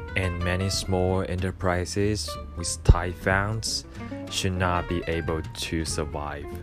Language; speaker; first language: English; non-native, fluent; Chinese